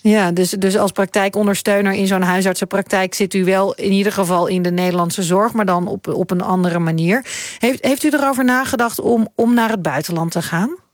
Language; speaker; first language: Dutch; native; Dutch